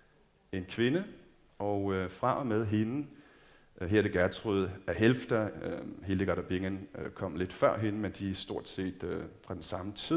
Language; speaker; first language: Danish; native; Danish